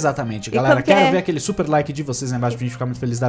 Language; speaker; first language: Portuguese; native; Portuguese